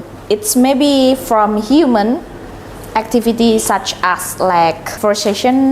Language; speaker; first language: English; non-native, learner; Indonesian